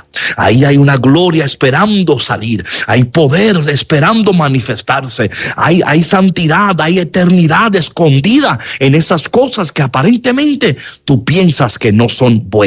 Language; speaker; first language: Spanish; native; Spanish